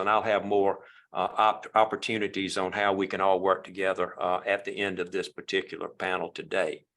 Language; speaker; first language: English; native; English